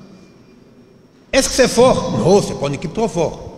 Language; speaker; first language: French; non-native, learner; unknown